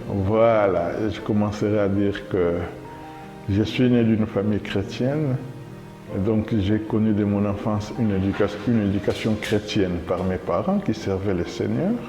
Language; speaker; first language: French; non-native, local second language; Lingala